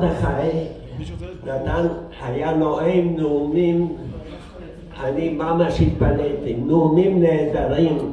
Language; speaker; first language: Hebrew; non-native, fluent; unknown